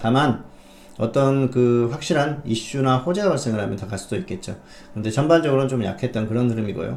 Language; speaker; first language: Korean; native; Korean